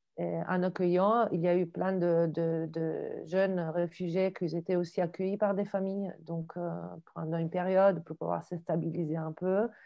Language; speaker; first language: French; non-native, fluent; Italian